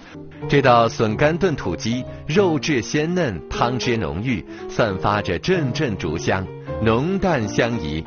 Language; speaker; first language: Chinese; native; Chinese